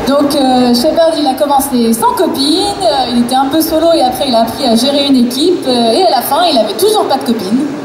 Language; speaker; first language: French; native; French